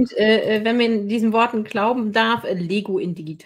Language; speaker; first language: German; native; German